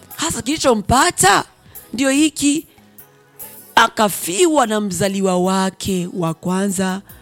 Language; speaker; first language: Swahili; non-native, local second language; Rundi